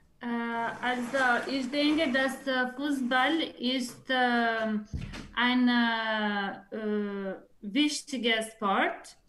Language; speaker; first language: German; non-native, learner; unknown